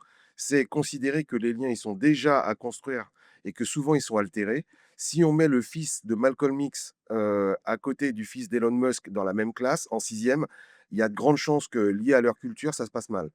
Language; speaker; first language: French; native; French